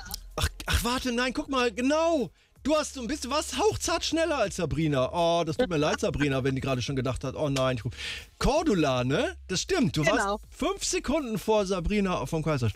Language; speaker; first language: German; native; German